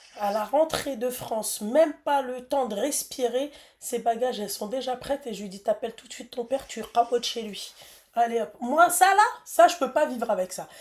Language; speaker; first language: French; native; French